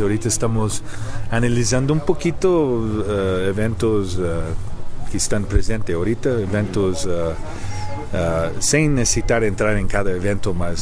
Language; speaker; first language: Spanish; non-native, learner; English